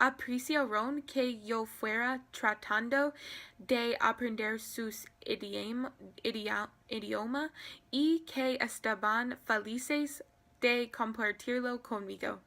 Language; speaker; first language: Spanish; non-native, learner; English